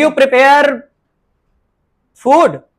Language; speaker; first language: English; non-native, learner; Hindi